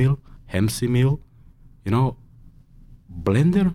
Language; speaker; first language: English; non-native, learner; Spanish